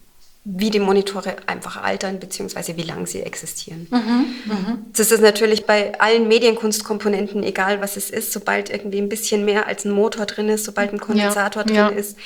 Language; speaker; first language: German; native; German